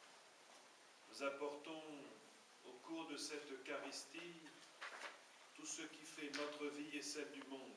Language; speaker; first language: French; native; French